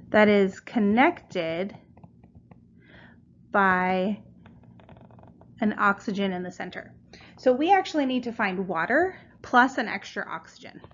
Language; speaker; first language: English; native; English